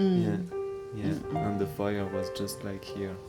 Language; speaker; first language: English; non-native, learner; French